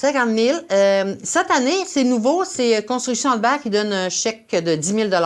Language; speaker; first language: French; native; French